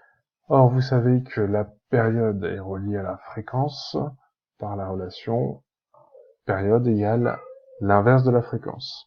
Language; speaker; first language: French; native; French